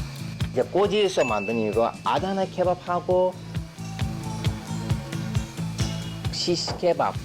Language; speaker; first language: Korean; non-native, learner; Turkish